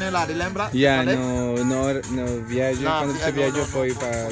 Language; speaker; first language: Portuguese; non-native, learner; Filipino